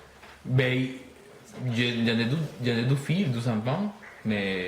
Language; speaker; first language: French; non-native, learner; Spanish